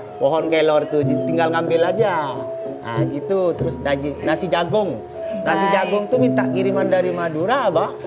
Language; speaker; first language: Indonesian; non-native, local second language; Madurese